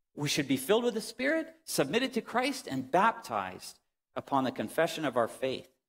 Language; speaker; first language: English; native; English